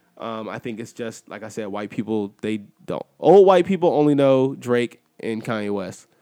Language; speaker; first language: English; native; English